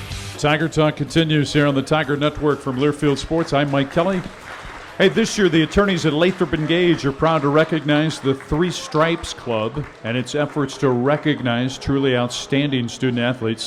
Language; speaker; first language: English; native; English